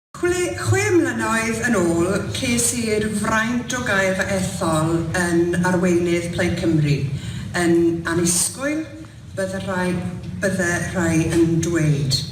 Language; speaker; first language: Welsh; non-native, local second language; English